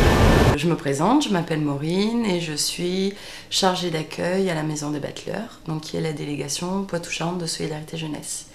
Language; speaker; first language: French; native; French